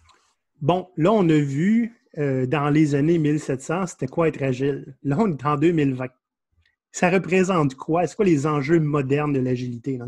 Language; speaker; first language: French; native; French